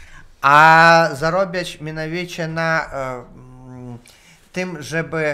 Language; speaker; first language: Polish; non-native, learner; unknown